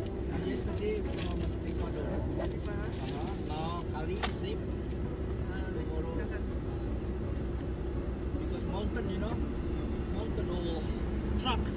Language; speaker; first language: English; non-native, learner; Indonesian